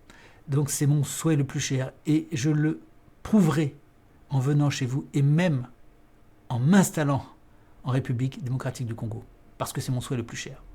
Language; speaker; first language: French; native; French